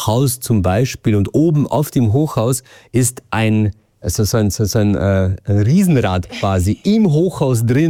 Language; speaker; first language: German; native; German